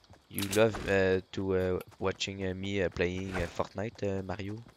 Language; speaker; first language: English; non-native, learner; French